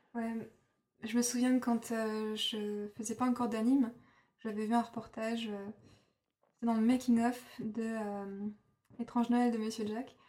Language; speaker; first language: French; native; French